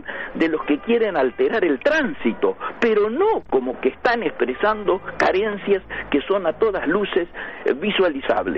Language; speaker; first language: Spanish; native; Spanish